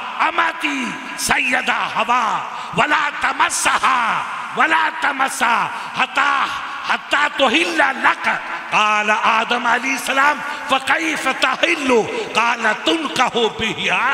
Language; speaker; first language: Arabic; non-native, learner; Urdu